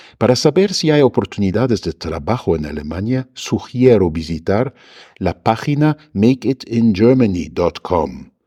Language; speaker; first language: Spanish; non-native, fluent; German